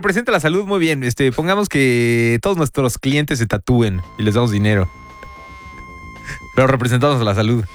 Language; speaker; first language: Spanish; native; Spanish